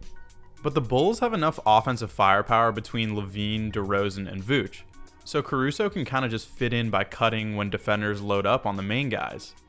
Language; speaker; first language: English; native; English